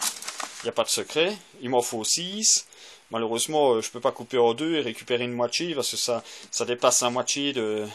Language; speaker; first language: French; native; French